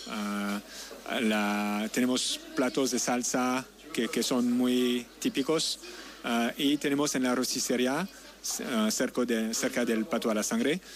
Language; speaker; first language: Spanish; non-native, learner; French